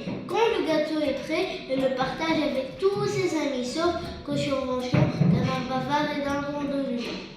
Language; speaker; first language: French; non-native, learner; Arabic